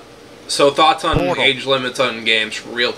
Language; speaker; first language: English; native; English